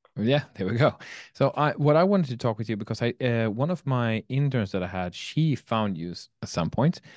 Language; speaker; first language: English; non-native, fluent; Swedish